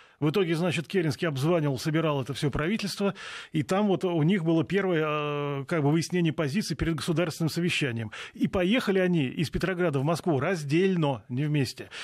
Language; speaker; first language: Russian; native; Russian